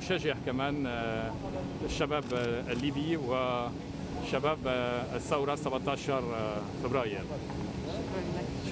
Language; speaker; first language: Arabic; non-native, fluent; French